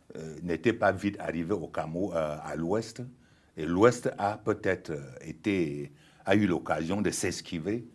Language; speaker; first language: French; non-native, local second language; Ghomala